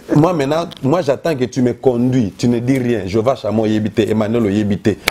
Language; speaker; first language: French; non-native, local second language; Lingala